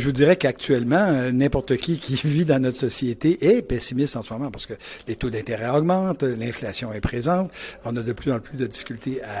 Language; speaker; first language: French; native; French